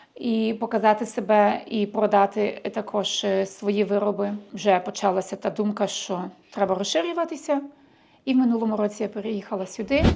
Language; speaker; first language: Ukrainian; early bilingual, heritage; Ukrainian